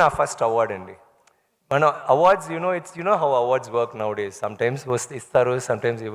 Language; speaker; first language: Telugu; non-native, learner; Tamil